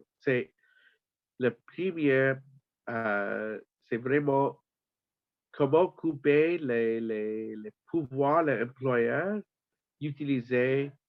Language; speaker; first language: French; non-native, learner; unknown